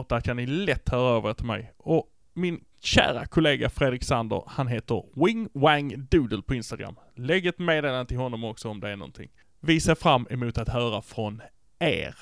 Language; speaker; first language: Swedish; native; Swedish